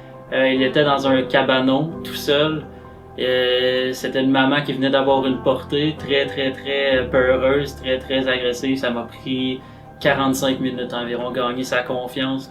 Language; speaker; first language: French; native; French